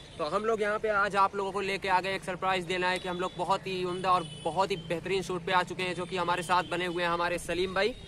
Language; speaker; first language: Hindi; native; Hindi